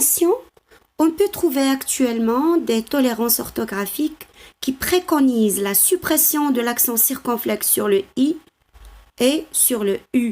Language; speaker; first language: French; non-native, local second language; Arabic